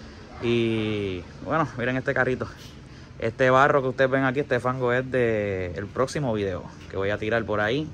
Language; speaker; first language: Spanish; native; Spanish